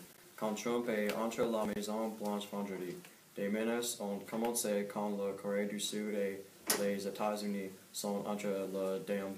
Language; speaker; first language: French; non-native, learner; English